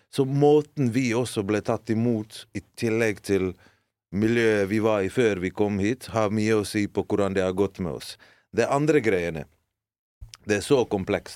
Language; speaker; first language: Norwegian; early bilingual, other home language; Bosnian